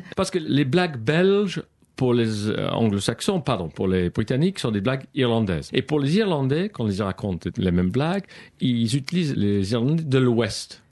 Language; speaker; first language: French; non-native, fluent; English